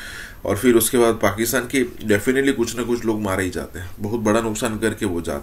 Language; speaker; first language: Hindi; native; Hindi